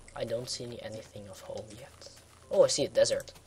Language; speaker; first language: English; non-native, fluent; Dutch